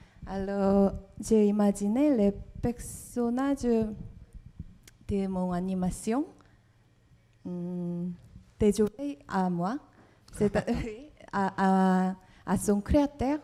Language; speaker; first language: French; non-native, fluent; Korean